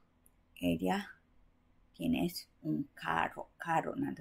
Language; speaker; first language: Spanish; non-native, learner; Japanese